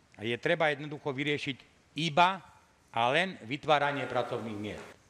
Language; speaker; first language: Slovak; native; Slovak